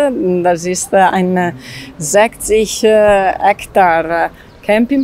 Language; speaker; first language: German; non-native, learner; Italian